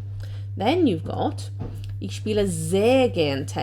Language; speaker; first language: German; non-native, learner; English